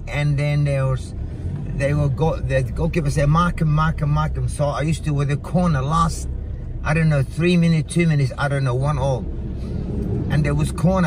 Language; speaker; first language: English; non-native, fluent; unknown